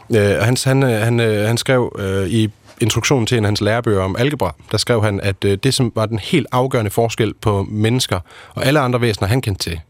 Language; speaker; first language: Danish; native; Danish